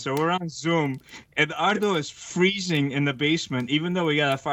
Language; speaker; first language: English; early bilingual, other home language; Arabic